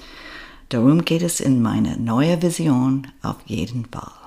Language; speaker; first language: German; non-native, fluent; English